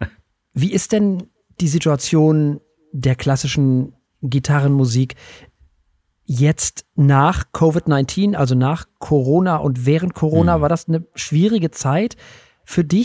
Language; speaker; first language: German; native; German